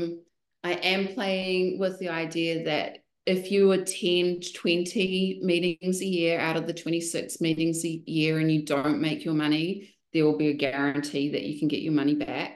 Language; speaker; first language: English; native; English